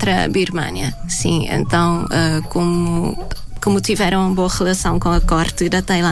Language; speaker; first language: Portuguese; non-native, fluent; Thai